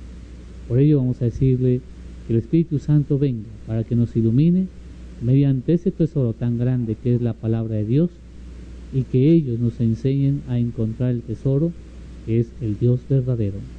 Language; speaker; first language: Spanish; native; Spanish